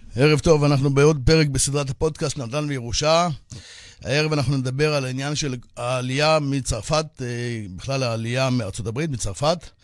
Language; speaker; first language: Hebrew; native; Hebrew